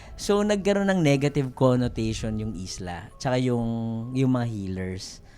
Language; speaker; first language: Filipino; non-native, local second language; Aklanon